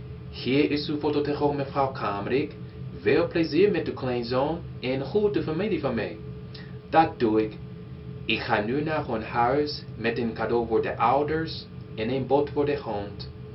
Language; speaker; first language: Dutch; non-native, learner; English